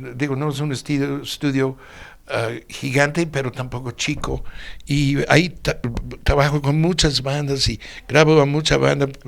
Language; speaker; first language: Spanish; non-native, fluent; English